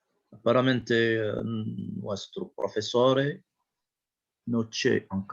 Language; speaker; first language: Italian; non-native, learner; Arabic